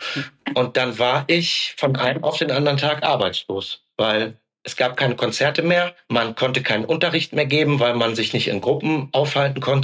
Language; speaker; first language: German; native; German